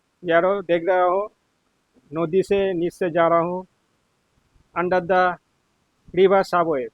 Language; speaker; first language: Hindi; non-native, local second language; Bangla